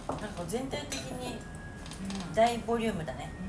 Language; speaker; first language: Japanese; native; Japanese